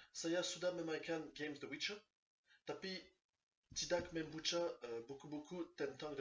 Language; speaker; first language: Indonesian; non-native, learner; French